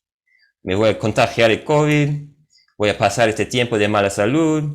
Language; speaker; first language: Spanish; non-native, fluent; English